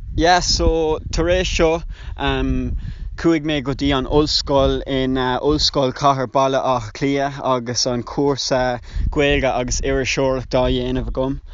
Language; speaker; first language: Irish; non-native, local second language; English